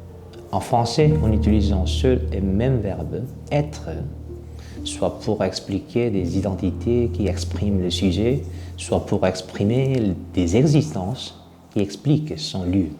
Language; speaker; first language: French; non-native, fluent; Korean